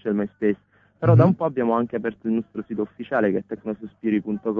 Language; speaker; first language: Italian; native; Italian